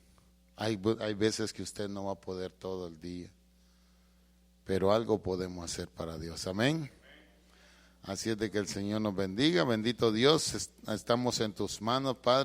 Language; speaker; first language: Spanish; native; Spanish